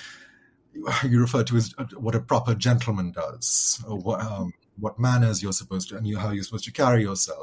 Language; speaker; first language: English; native; English